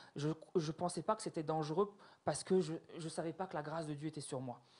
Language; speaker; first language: French; native; French